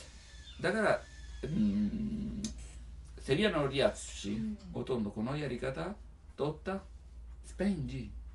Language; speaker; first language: Japanese; non-native, learner; Italian